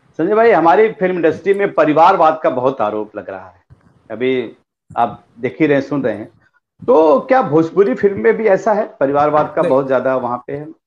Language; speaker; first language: Hindi; non-native, local second language; Bhojpuri